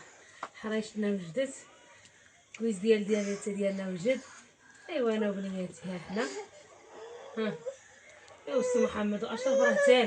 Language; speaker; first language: Arabic; native; Arabic